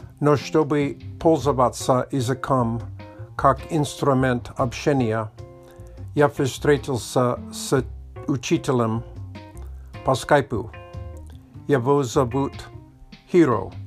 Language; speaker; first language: Russian; non-native, learner; English